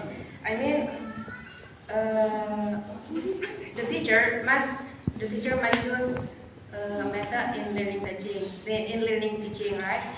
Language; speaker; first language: English; non-native, learner; Indonesian